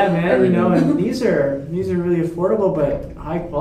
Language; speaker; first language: English; native; English